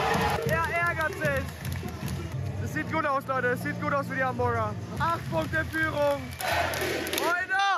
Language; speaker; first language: German; native; German